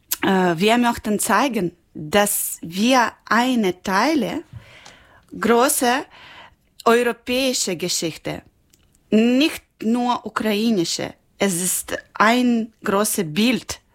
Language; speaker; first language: German; non-native, learner; Ukrainian